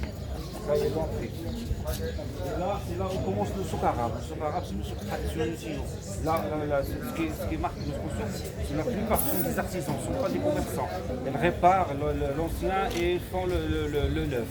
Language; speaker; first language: French; non-native, local second language; Arabic